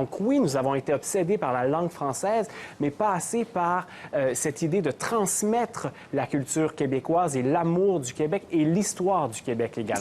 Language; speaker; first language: French; native; French